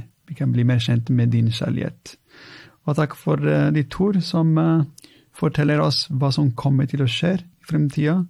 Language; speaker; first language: Norwegian; non-native, fluent; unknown